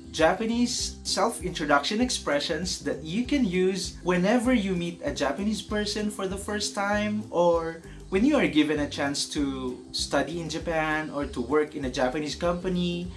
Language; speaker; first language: English; non-native, local second language; Iloko